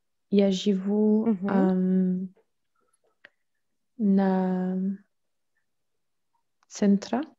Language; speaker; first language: Russian; non-native, learner; French